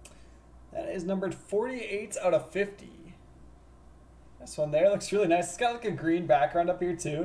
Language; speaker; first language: English; native; English